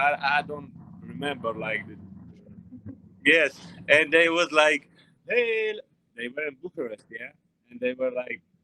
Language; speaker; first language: English; non-native, learner; Romanian